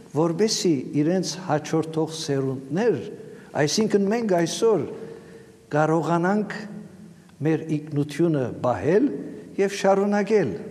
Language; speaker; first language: Armenian; native; Armenian